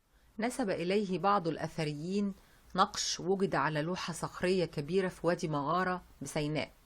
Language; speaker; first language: Arabic; native; Arabic